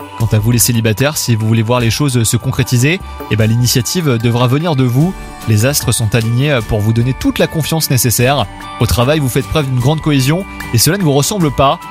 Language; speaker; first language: French; native; French